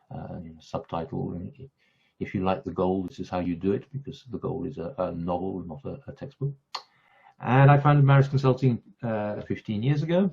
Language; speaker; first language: English; non-native, fluent; French